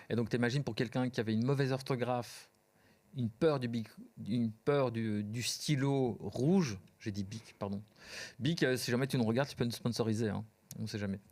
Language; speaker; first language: French; early bilingual, other home language; Portuguese